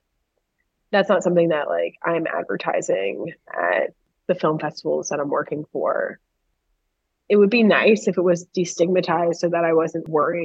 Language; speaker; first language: English; native; English